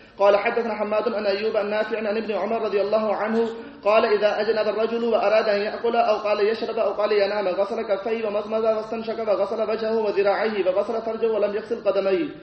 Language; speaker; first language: Arabic; non-native, fluent; Urdu